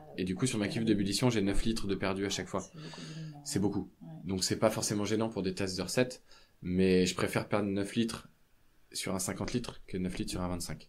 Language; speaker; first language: French; native; French